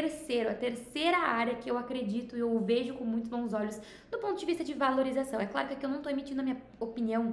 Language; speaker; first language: Portuguese; native; Portuguese